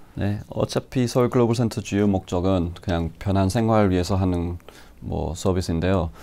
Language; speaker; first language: Korean; non-native, fluent; English